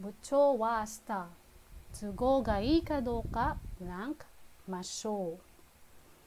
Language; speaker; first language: Japanese; non-native, fluent; Filipino